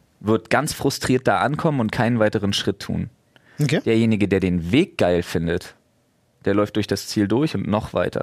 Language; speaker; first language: German; native; German